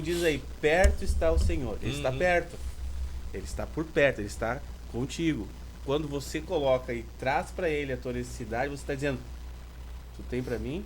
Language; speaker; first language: Portuguese; native; Portuguese